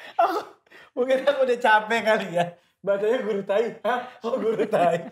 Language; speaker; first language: Indonesian; native; Indonesian